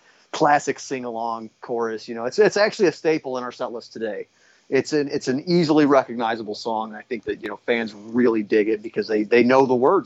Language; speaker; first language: English; native; English